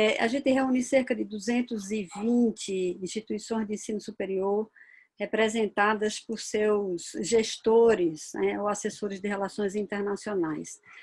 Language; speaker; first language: Portuguese; native; Portuguese